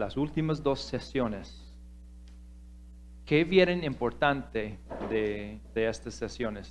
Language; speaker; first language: Spanish; non-native, fluent; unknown